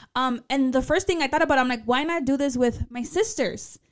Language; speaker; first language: English; early bilingual, other home language; Spanish